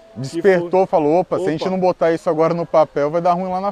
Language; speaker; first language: Portuguese; native; Portuguese